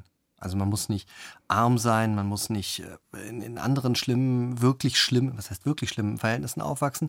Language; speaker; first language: German; native; German